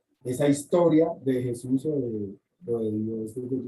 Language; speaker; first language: Spanish; native; Spanish